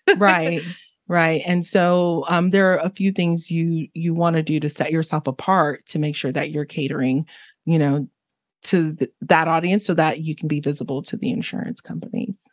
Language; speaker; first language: English; early bilingual, other home language; Haitian Creole